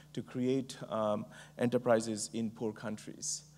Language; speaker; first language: English; non-native, local second language; Bangla